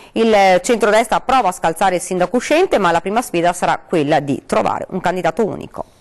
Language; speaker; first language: Italian; native; Italian